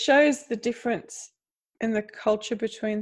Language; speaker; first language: English; native; English